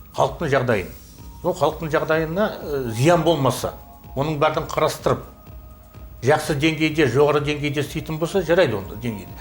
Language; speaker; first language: Kazakh; native; Kazakh